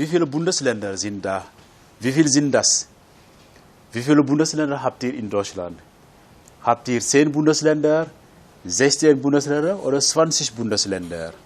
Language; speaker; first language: German; non-native, fluent; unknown